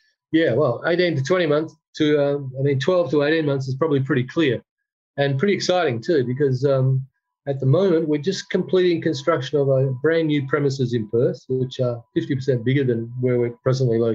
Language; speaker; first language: English; native; English